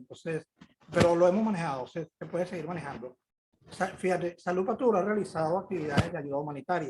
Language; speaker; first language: Spanish; native; Spanish